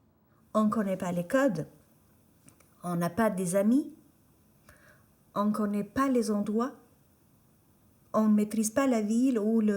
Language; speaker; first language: French; non-native, fluent; Albanian